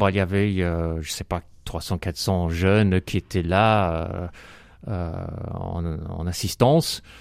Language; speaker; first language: French; non-native, fluent; English